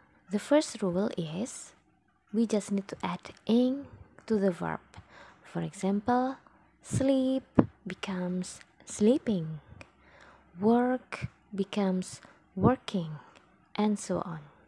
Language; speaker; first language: English; non-native, fluent; Indonesian